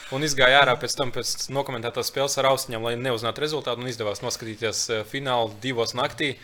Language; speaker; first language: Latvian; early bilingual, other home language; Lithuanian